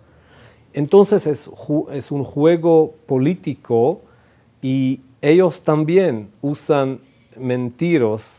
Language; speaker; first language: Spanish; non-native, fluent; Hebrew